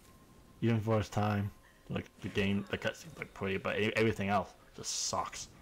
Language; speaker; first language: English; native; English